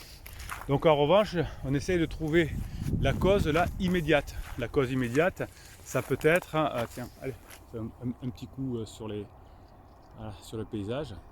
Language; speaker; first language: French; native; French